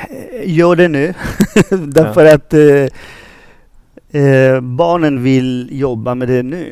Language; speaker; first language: Swedish; non-native, fluent; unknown